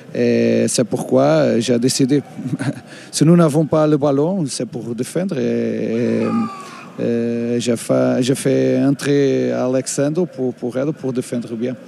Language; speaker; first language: French; non-native, learner; Portuguese